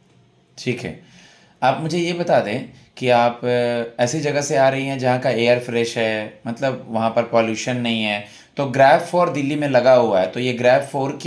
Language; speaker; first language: Hindi; native; Hindi